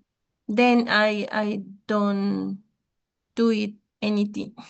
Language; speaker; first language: English; non-native, learner; Spanish